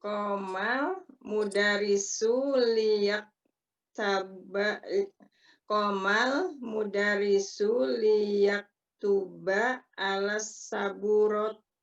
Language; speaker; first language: Arabic; non-native, learner; Indonesian